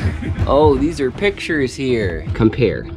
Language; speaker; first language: English; native; English